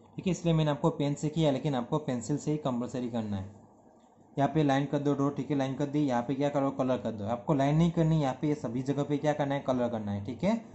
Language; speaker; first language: Hindi; non-native, local second language; Gujarati